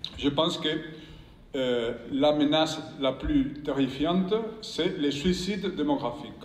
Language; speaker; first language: French; non-native, fluent; Spanish